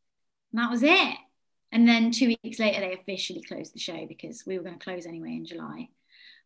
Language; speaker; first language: English; native; English